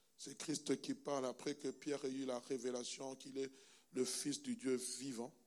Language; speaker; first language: French; non-native, local second language; Luba-Lulua